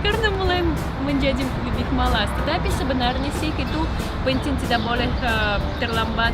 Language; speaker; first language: Indonesian; non-native, learner; Russian